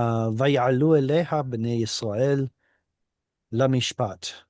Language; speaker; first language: Hebrew; non-native, fluent; English